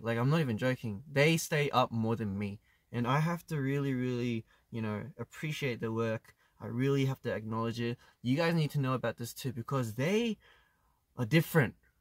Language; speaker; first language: English; early bilingual, other home language; Korean